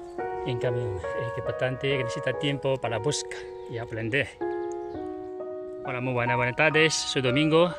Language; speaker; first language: Spanish; non-native, learner; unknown